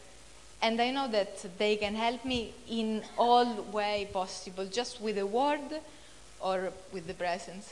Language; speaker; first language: English; non-native, fluent; Italian